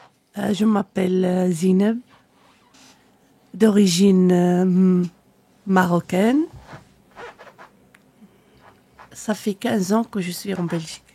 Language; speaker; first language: French; non-native, learner; Arabic